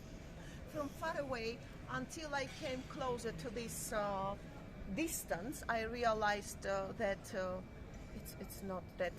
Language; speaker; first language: English; non-native, fluent; Russian